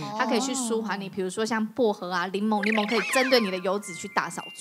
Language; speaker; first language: Chinese; native; Chinese